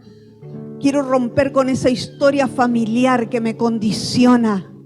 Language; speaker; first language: Spanish; native; Spanish